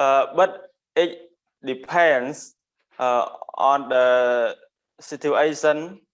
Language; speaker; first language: English; non-native, learner; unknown